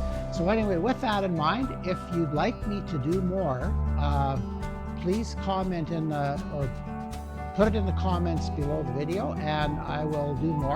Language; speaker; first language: English; native; English